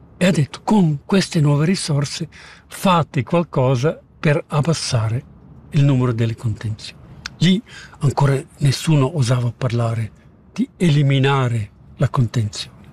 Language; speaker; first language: Italian; native; Italian